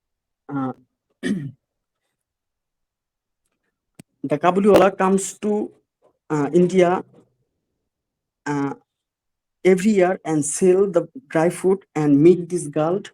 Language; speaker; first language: English; non-native, learner; Bangla